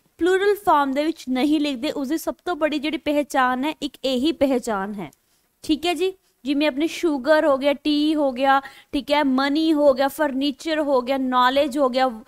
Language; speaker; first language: Hindi; non-native, local second language; Punjabi